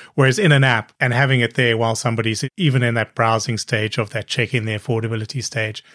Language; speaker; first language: English; native; English